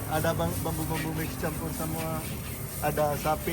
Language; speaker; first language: Indonesian; non-native, learner; Urdu